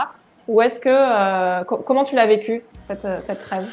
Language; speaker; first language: French; native; French